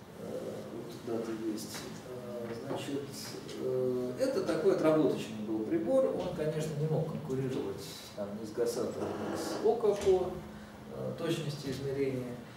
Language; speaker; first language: Russian; native; Russian